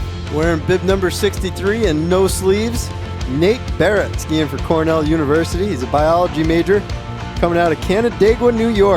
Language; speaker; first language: English; native; English